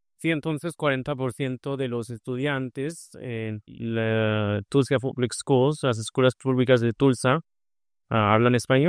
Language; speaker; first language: Spanish; early bilingual, heritage; Spanish